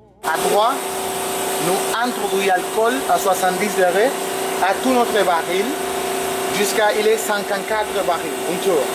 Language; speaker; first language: French; non-native, learner; Spanish